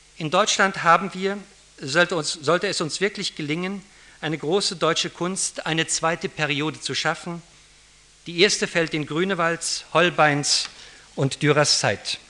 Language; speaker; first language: German; native; German